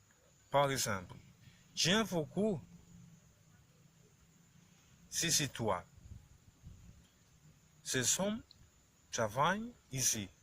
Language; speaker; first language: French; non-native, learner; Spanish